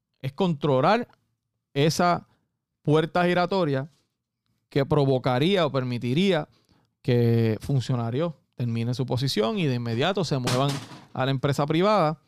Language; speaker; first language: Spanish; native; Spanish